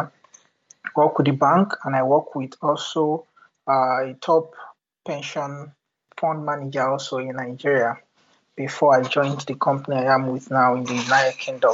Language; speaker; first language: English; non-native, local second language; Yoruba